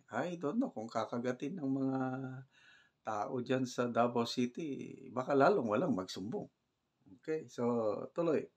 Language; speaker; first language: Filipino; non-native, local second language; Cebuano